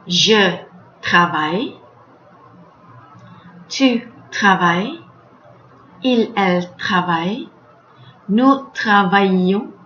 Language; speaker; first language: French; non-native, fluent; Malay